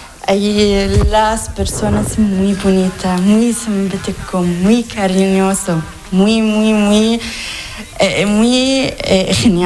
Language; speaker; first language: Spanish; non-native, learner; Arabic